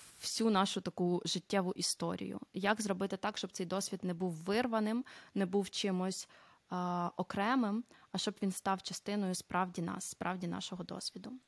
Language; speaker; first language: Ukrainian; native; Ukrainian